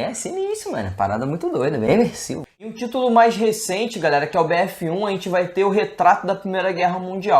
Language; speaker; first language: Portuguese; native; Portuguese